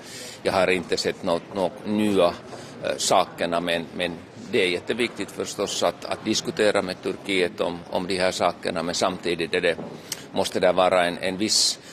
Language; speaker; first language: Swedish; non-native, local second language; Finnish